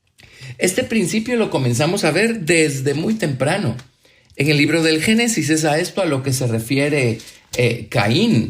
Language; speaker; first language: Spanish; native; Spanish